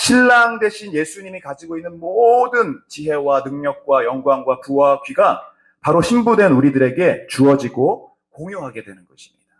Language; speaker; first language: Korean; native; Korean